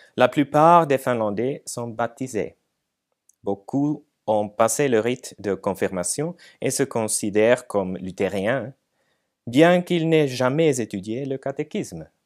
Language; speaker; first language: French; non-native, fluent; Finnish